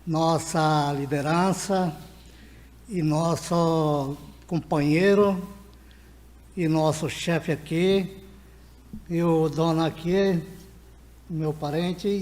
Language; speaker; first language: Portuguese; non-native, local second language; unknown